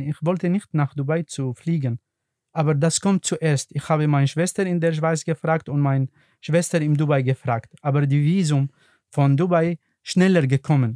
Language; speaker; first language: German; non-native, learner; Arabic